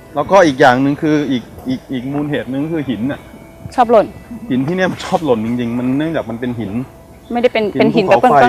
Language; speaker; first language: Thai; native; Thai